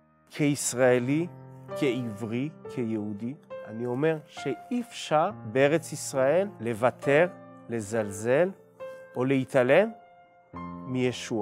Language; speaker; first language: Hebrew; early bilingual, other home language; French